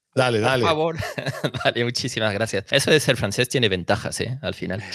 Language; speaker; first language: Spanish; non-native, fluent; French